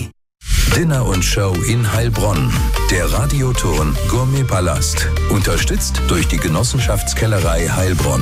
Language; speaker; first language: German; native; German